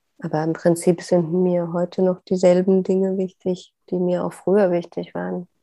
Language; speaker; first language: German; native; German